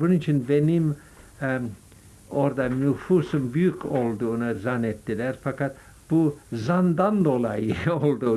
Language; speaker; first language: Turkish; non-native, fluent; English